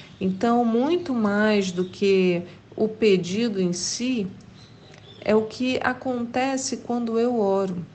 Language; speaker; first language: Portuguese; native; Portuguese